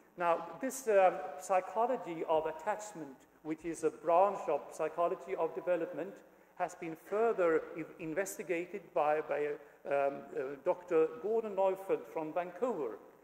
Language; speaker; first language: English; non-native, fluent; Swedish